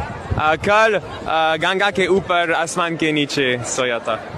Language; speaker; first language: Hindi; non-native, learner; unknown